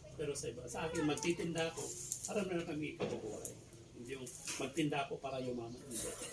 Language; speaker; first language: Filipino; native; Filipino